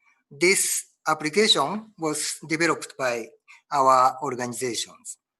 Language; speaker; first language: English; non-native, learner; Japanese